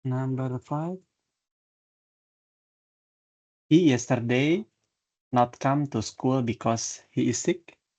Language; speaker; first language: English; non-native, learner; Indonesian